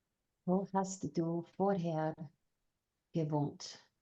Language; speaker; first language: German; non-native, learner; English